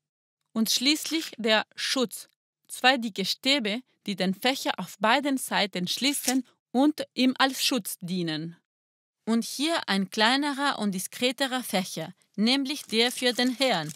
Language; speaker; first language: German; non-native, fluent; Spanish